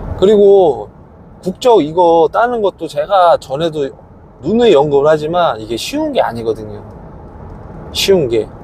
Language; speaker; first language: Korean; native; Korean